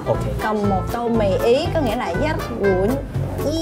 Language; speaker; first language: Vietnamese; native; Vietnamese